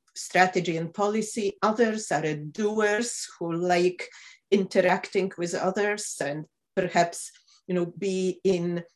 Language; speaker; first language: English; non-native, fluent; Polish